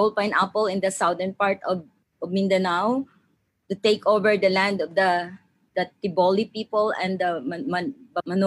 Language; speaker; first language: English; non-native, local second language; Maranao